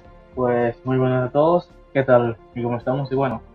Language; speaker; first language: Spanish; native; Spanish